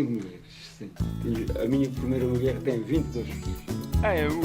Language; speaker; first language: Portuguese; non-native, local second language; Kabuverdianu